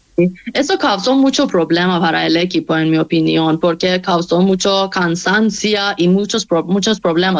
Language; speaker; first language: Spanish; non-native, fluent; Persian